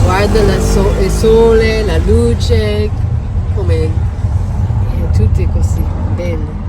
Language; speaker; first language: Italian; non-native, learner; English